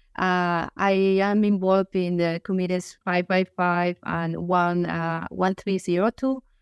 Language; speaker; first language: English; non-native, fluent; Galician